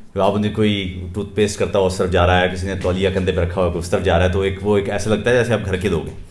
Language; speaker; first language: Urdu; native; Urdu